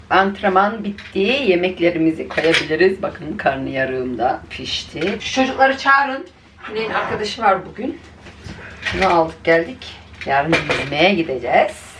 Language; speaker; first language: Turkish; native; Turkish